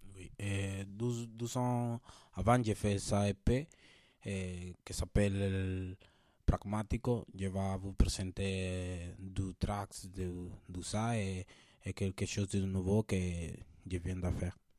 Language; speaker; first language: French; non-native, learner; Spanish